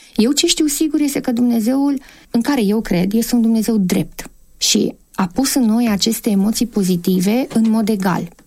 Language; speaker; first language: Romanian; native; Romanian